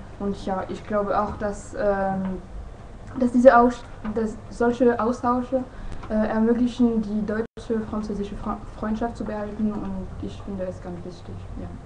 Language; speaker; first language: German; non-native, fluent; French